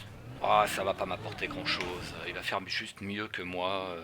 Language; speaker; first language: French; native; French